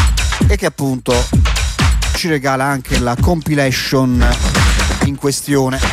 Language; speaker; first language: Italian; native; Italian